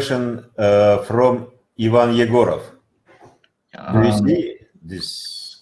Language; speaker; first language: English; non-native, learner; Russian